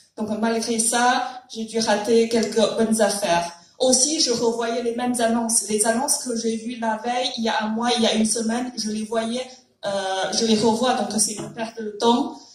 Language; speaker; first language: French; non-native, fluent; Chinese